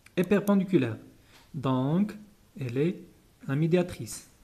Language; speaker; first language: French; non-native, local second language; Arabic